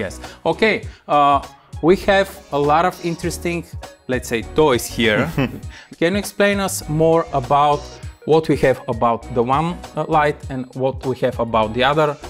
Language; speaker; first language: English; non-native, fluent; Bulgarian